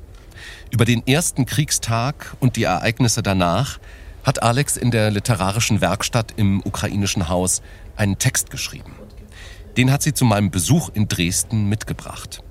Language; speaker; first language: German; native; German